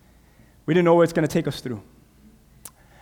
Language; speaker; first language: English; non-native, fluent; Spanish